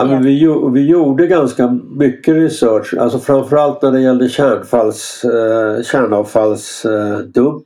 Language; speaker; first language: Swedish; native; Swedish